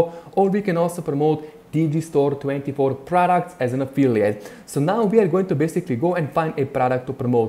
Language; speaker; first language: English; non-native, fluent; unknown